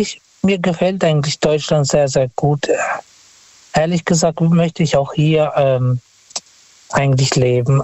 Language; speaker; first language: German; non-native, fluent; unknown